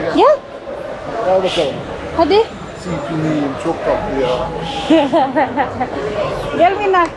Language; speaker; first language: Turkish; non-native, learner; Indonesian